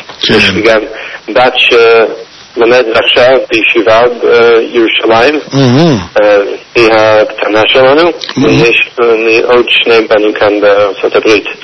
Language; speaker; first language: Hebrew; non-native, fluent; English